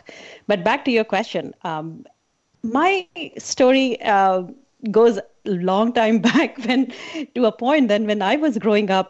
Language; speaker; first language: English; non-native, local second language; Hindi